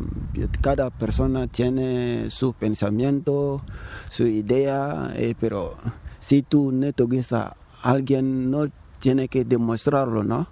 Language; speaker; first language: Spanish; non-native, learner; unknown